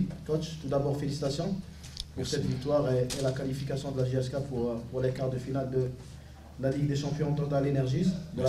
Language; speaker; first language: French; native; French